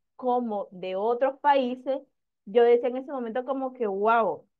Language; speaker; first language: Spanish; native; Spanish